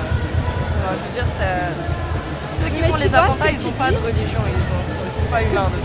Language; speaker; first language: French; native; French